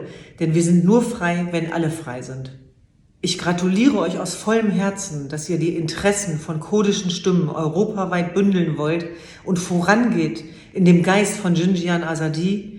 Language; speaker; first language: German; early bilingual, other home language; Kurdish